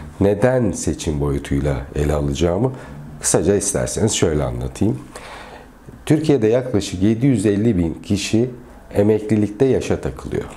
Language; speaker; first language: Turkish; native; Turkish